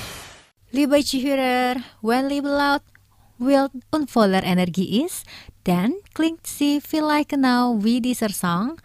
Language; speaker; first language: German; non-native, fluent; Indonesian